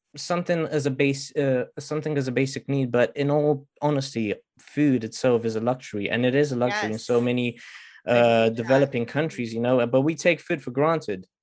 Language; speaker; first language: English; non-native, fluent; Romanian